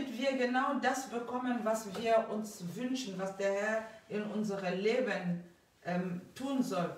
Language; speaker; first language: German; non-native, fluent; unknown